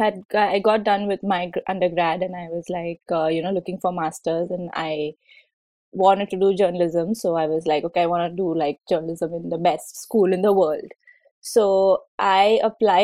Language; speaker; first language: English; non-native, local second language; Hindi